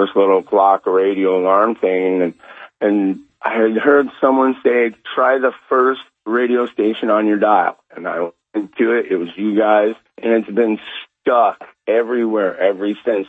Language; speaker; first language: English; native; English